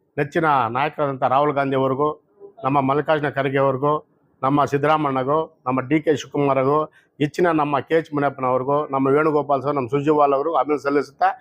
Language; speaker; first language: Kannada; native; Kannada